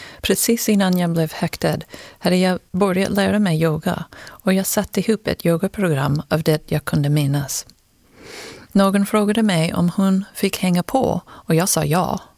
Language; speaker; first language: Swedish; non-native, fluent; English